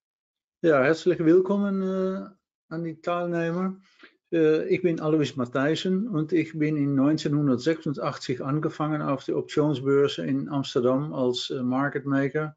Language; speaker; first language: German; non-native, fluent; Dutch